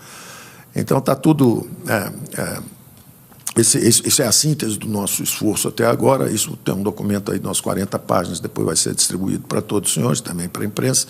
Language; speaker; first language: Portuguese; native; Portuguese